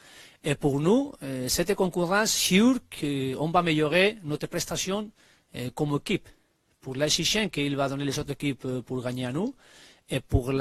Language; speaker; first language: French; non-native, learner; Spanish